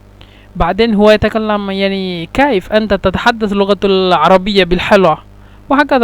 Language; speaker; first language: Arabic; non-native, fluent; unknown